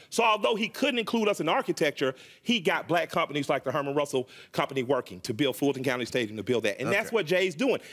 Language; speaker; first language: English; native; English